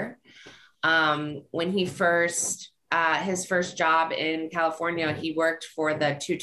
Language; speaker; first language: English; native; English